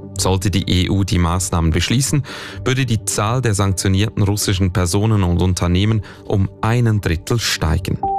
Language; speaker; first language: German; native; German